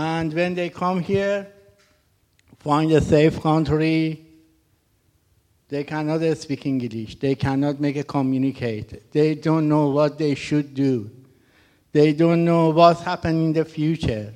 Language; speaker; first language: English; non-native, learner; Persian